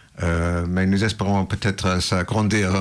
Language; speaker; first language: French; non-native, learner; English